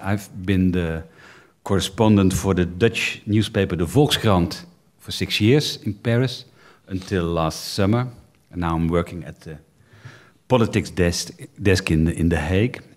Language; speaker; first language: English; non-native, fluent; Dutch